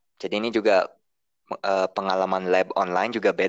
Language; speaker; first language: Indonesian; early bilingual, heritage; Indonesian